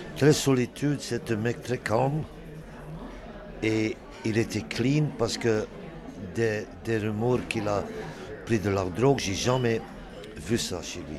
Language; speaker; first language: French; non-native, local second language; Dutch